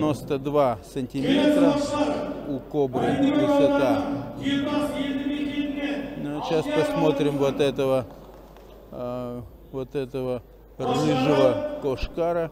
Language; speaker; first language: Russian; native; Russian